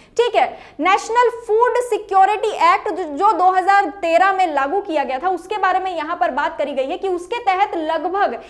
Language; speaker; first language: Hindi; native; Hindi